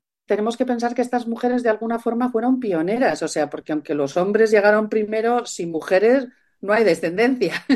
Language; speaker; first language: Spanish; native; Spanish